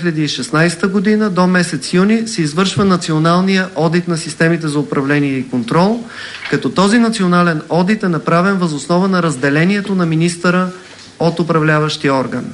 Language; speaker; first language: Bulgarian; native; Bulgarian